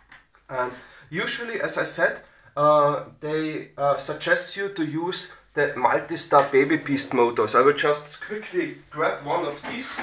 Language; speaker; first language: English; non-native, fluent; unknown